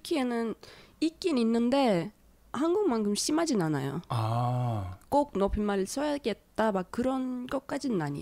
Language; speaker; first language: Korean; non-native, fluent; Turkish